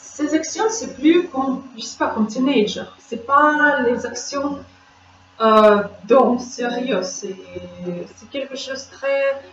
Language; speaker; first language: French; non-native, fluent; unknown